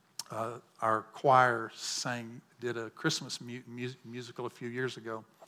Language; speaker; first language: English; native; English